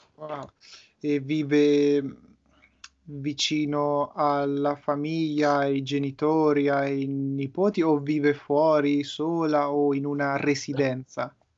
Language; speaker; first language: Italian; native; Italian